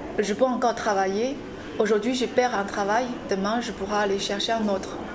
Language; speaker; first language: French; non-native, fluent; Chinese